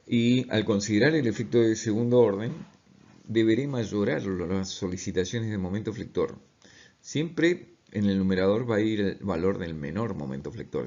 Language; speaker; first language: Spanish; native; Spanish